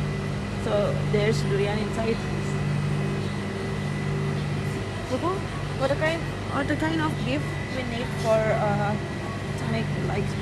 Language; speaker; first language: English; non-native, learner; Indonesian